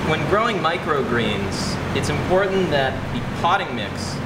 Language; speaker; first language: English; native; English